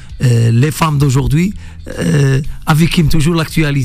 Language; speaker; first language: French; non-native, local second language; Arabic